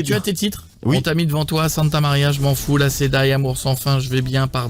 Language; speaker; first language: French; native; French